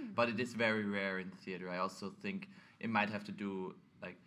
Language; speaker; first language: English; non-native, fluent; German